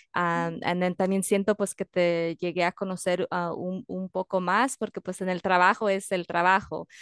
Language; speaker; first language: Spanish; early bilingual, heritage; Spanish